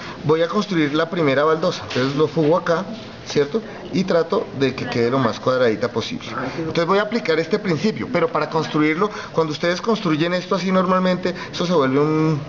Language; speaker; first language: Spanish; native; Spanish